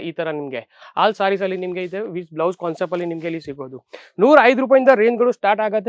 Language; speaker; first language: Kannada; non-native, local second language; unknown